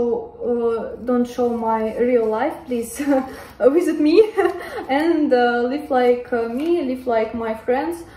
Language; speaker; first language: English; non-native, learner; Russian